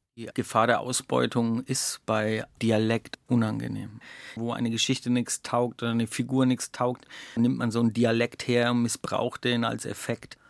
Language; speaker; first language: German; native; German